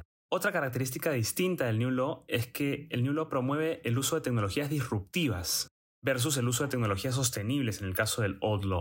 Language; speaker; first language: Spanish; native; Spanish